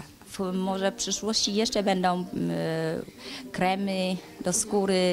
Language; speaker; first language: Polish; non-native, learner; Vietnamese